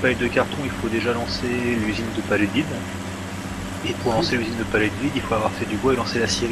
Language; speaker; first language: French; native; French